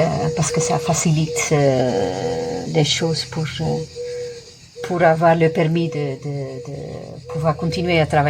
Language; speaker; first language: French; non-native, fluent; Dutch